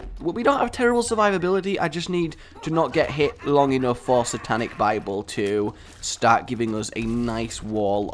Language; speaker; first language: English; native; English